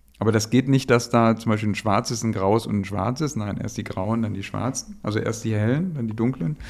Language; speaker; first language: German; native; German